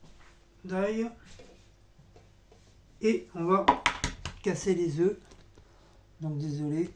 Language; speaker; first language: French; native; French